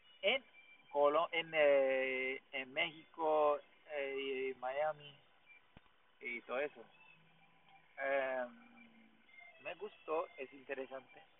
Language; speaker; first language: Spanish; non-native, learner; English